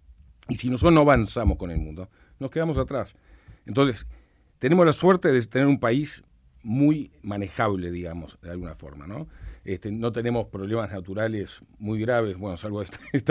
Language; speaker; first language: Spanish; native; Spanish